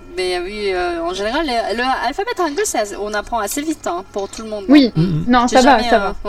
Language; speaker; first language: French; non-native, fluent; Korean